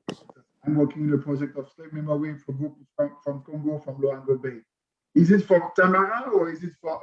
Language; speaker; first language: English; non-native, learner; French